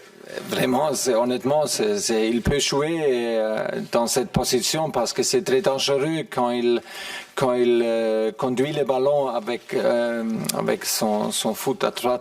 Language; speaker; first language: French; non-native, fluent; German